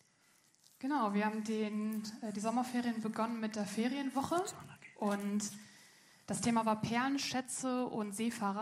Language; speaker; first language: German; native; German